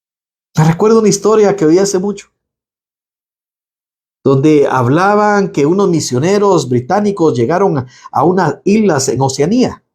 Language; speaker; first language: Spanish; native; Spanish